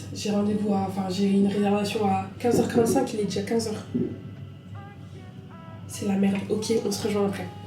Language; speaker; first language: French; native; French